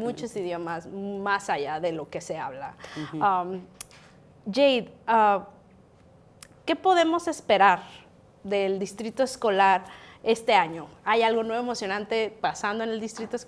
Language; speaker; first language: Spanish; native; Spanish